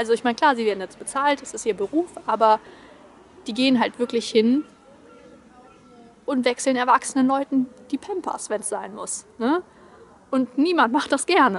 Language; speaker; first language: German; native; German